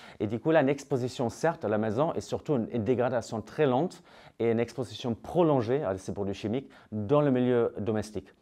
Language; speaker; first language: French; native; French